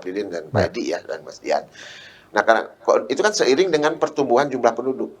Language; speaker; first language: Indonesian; native; Indonesian